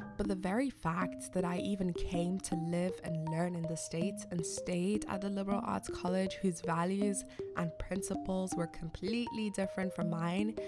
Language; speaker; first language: English; non-native, local second language; Shona